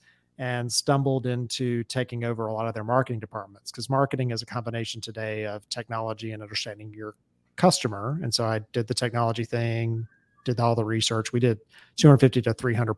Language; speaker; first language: English; native; English